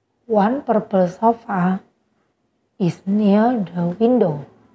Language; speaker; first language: English; non-native, fluent; Indonesian